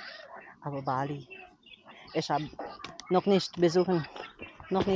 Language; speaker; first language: German; non-native, learner; Cebuano